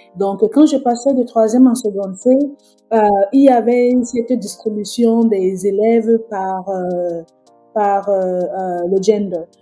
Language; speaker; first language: French; native; French